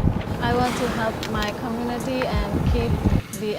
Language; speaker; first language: English; non-native, learner; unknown